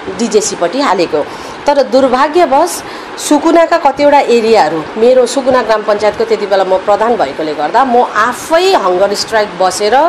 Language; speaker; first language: Nepali; native; Nepali